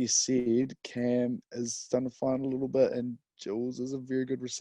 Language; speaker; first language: English; native; English